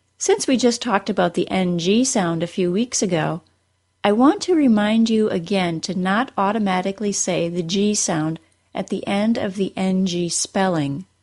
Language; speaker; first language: English; native; English